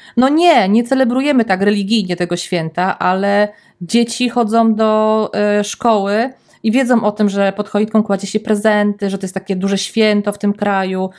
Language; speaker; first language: Polish; native; Polish